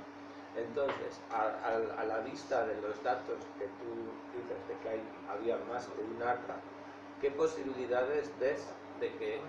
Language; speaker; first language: Spanish; native; Spanish